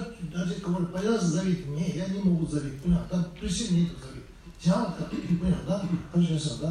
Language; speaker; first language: Russian; non-native, fluent; Tibetan